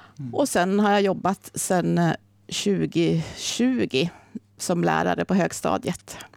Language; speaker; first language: Swedish; native; Swedish